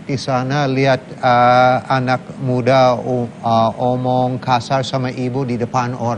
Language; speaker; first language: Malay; non-native, fluent; English